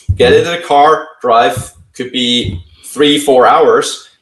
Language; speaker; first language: English; non-native, fluent; Swiss German